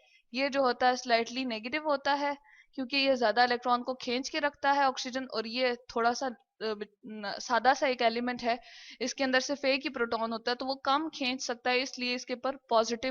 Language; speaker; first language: Hindi; non-native, local second language; Punjabi